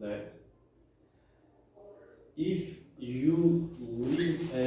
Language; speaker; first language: English; non-native, learner; Turkish